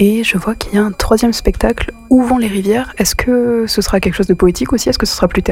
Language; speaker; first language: French; native; French